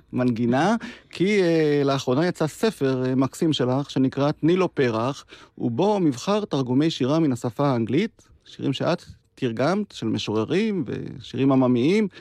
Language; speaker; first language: Hebrew; native; Hebrew